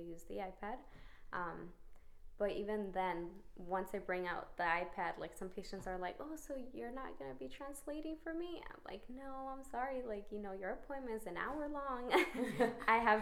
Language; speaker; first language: English; early bilingual, other home language; Spanish